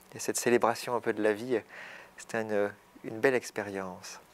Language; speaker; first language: French; native; French